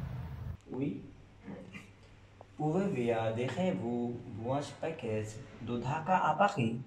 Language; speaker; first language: French; non-native, learner; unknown